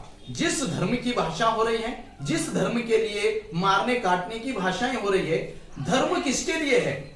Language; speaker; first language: Hindi; native; Hindi